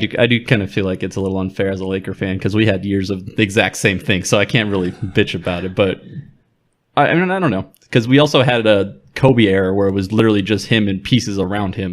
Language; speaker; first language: English; native; English